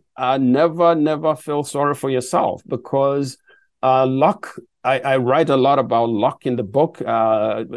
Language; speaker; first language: English; non-native, local second language; Akan